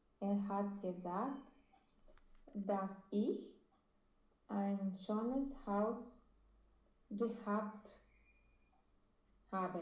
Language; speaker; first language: German; non-native, learner; Romanian